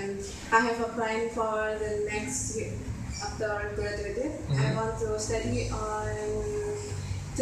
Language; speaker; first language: English; non-native, learner; Indonesian